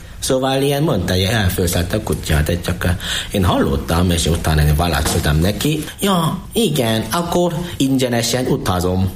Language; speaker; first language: Hungarian; non-native, learner; Korean